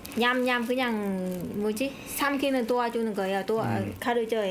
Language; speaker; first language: Korean; non-native, learner; Vietnamese